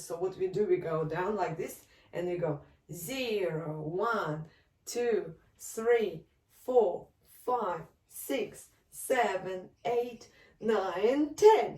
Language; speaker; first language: English; non-native, fluent; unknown